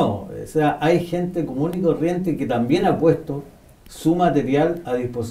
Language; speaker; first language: Spanish; native; Spanish